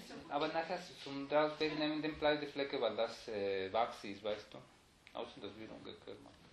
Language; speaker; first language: German; non-native, fluent; Spanish